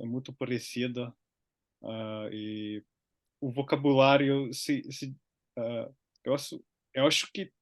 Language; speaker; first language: Portuguese; non-native, learner; Finnish